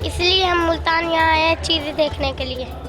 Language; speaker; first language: Hindi; non-native, local second language; Punjabi